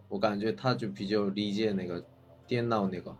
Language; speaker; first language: Chinese; non-native, learner; Korean